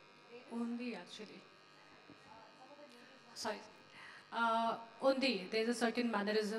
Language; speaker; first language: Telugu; non-native, fluent; Hindi